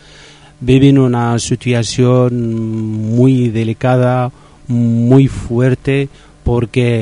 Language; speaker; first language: Spanish; non-native, fluent; Riffian